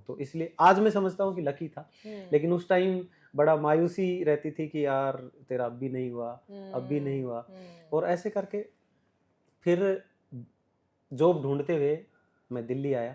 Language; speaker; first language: Hindi; native; Hindi